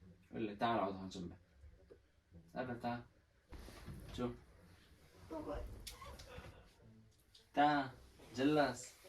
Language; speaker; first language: Arabic; native; Arabic